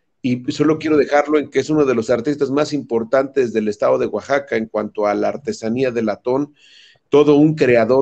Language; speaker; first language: Spanish; native; Spanish